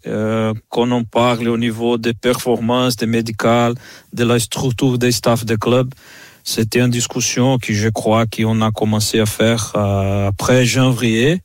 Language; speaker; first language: French; non-native, fluent; Portuguese